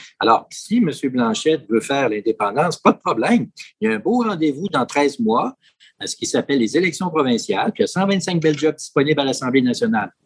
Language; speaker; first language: French; native; French